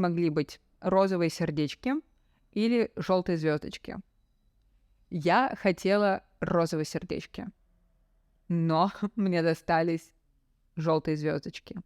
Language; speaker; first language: Russian; native; Russian